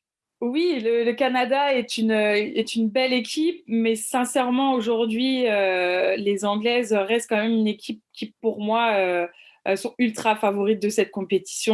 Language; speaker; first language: French; native; French